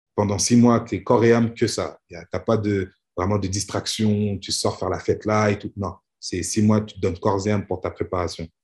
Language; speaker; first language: French; native; French